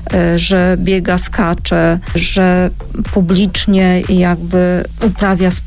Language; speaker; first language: Polish; native; Polish